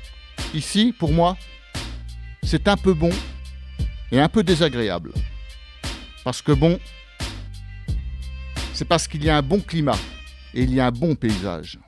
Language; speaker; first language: French; non-native, learner; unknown